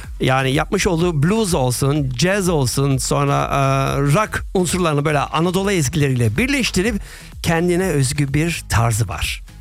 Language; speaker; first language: Turkish; early bilingual, heritage; Turkish